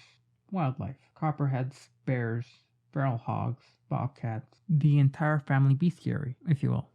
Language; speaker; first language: English; native; English